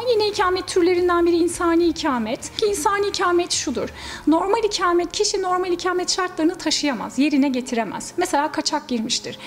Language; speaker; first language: Turkish; native; Turkish